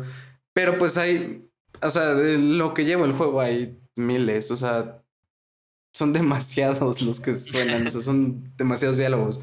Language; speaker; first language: Spanish; native; Spanish